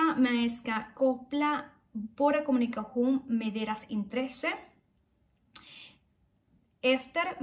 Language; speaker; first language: Swedish; non-native, fluent; Spanish